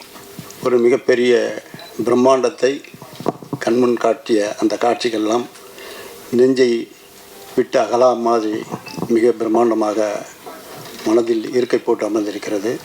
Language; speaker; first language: Tamil; native; Tamil